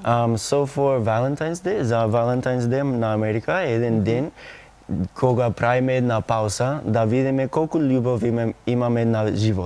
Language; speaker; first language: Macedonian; non-native, learner; English